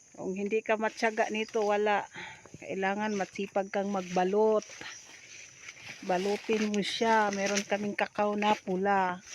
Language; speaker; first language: Filipino; non-native, local second language; Cebuano